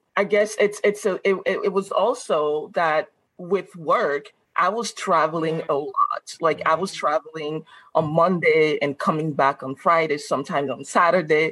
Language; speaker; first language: English; non-native, fluent; French